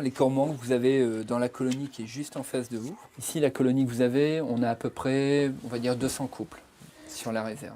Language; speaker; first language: French; native; French